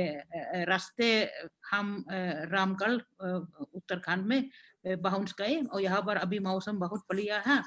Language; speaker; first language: Hindi; non-native, fluent; Finnish